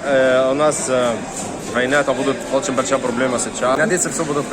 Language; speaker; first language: Russian; non-native, learner; Arabic